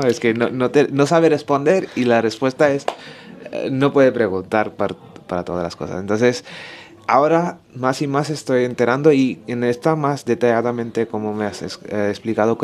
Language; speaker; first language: Spanish; non-native, learner; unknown